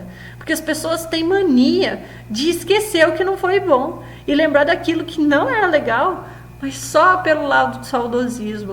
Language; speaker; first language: Portuguese; native; Portuguese